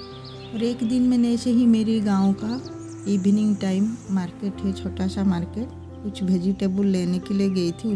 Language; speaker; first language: Hindi; non-native, local second language; Odia